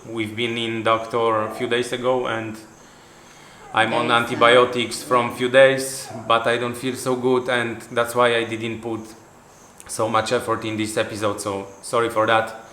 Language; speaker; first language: English; non-native, fluent; Polish